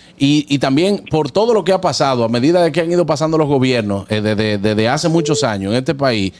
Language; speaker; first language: Spanish; native; Spanish